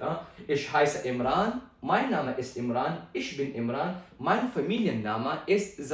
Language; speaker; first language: German; non-native, fluent; Pashto